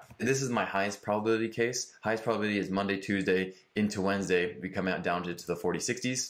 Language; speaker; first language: English; native; English